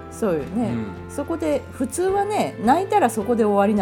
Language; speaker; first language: Japanese; native; Japanese